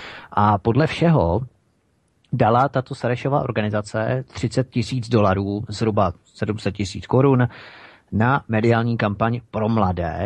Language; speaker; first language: Czech; native; Czech